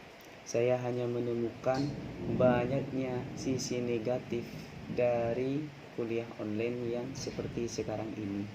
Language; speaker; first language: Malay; non-native, local second language; Madurese